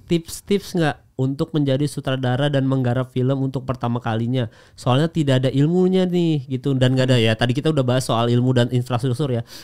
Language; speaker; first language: Indonesian; native; Indonesian